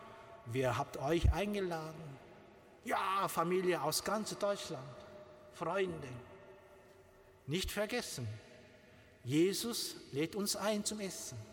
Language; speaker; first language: German; non-native, learner; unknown